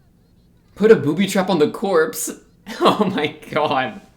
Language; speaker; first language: English; native; English